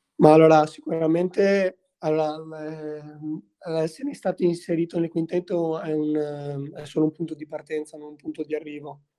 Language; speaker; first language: Italian; native; Italian